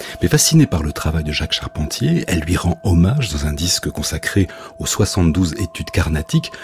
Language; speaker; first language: French; native; French